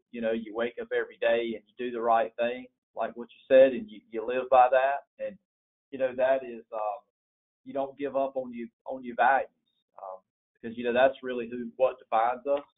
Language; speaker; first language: English; native; English